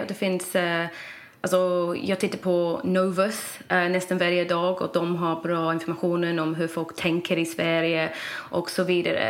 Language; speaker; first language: Swedish; non-native, fluent; English